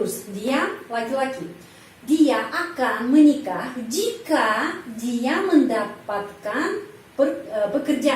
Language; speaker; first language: Indonesian; non-native, fluent; Russian